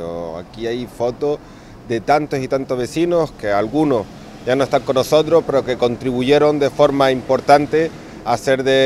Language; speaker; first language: Spanish; native; Spanish